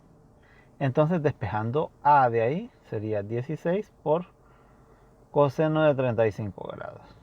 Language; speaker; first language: Spanish; native; Spanish